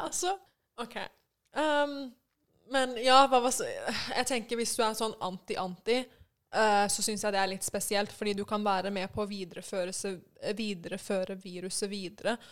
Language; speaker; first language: Norwegian; early bilingual, other home language; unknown